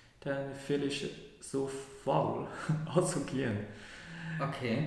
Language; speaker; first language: German; non-native, learner; Cantonese